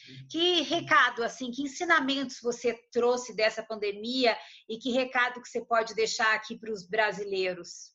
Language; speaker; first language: Portuguese; native; Portuguese